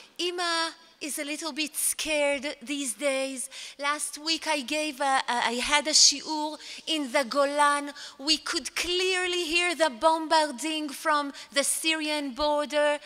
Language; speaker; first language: English; non-native, fluent; Hebrew